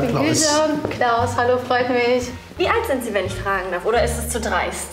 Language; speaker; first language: German; early bilingual, other home language; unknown